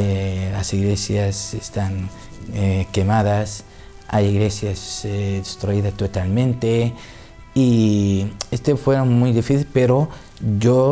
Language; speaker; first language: Spanish; non-native, learner; Assyrian Neo-Aramaic